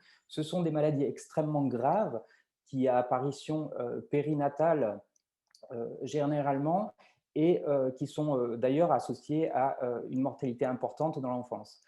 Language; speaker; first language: French; native; French